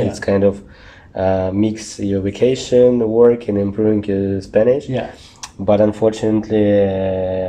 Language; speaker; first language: English; non-native, learner; Russian